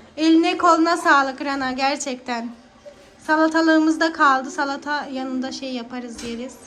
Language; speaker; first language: Turkish; native; Turkish